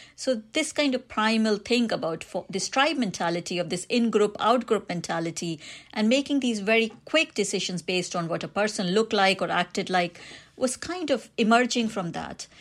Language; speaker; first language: English; non-native, local second language; Hindi